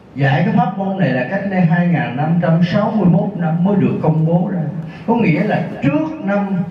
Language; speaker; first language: Vietnamese; native; Vietnamese